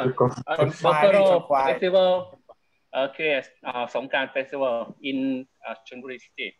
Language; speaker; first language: English; non-native, learner; Thai